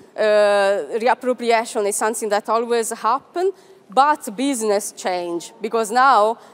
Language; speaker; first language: English; non-native, fluent; Italian